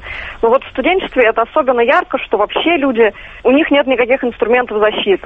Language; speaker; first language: Russian; native; Russian